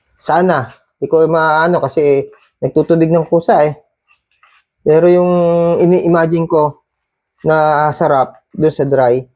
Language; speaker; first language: Filipino; native; Filipino